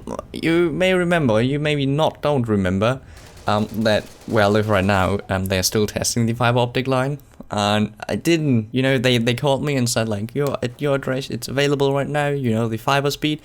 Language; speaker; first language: English; non-native, fluent; German